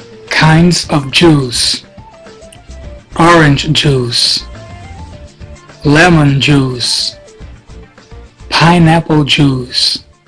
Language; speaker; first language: English; non-native, fluent; Portuguese